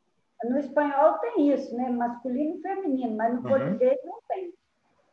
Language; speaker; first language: Spanish; non-native, learner; Portuguese